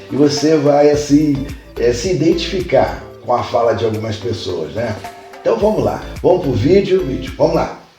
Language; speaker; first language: Portuguese; native; Portuguese